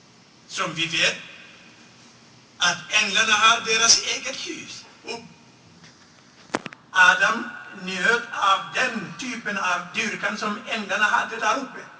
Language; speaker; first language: Swedish; non-native, fluent; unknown